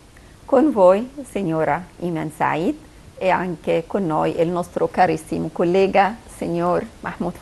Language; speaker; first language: Italian; non-native, fluent; Arabic